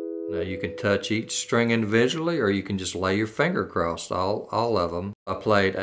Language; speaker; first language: English; native; English